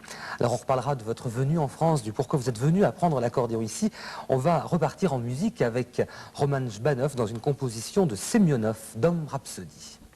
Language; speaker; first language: French; native; French